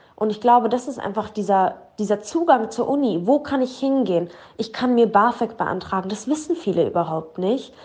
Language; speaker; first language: German; early bilingual, other home language; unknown